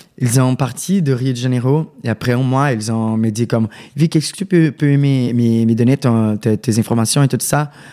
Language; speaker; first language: French; non-native, learner; Portuguese